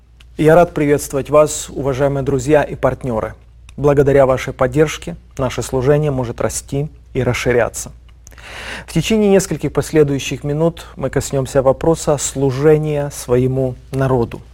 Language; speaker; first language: Russian; native; Russian